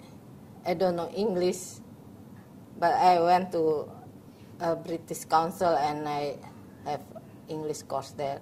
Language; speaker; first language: English; non-native, learner; Indonesian